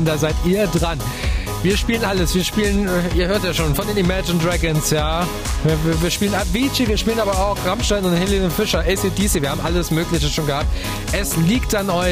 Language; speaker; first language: German; native; German